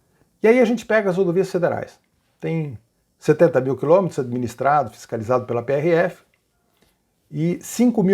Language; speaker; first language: Portuguese; native; Portuguese